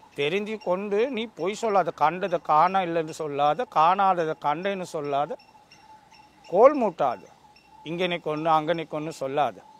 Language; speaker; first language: Tamil; non-native, local second language; Sinhala